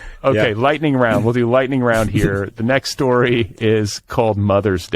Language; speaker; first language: English; native; English